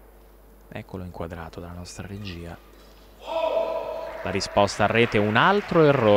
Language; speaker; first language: Italian; native; Italian